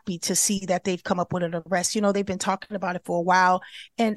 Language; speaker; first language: English; native; English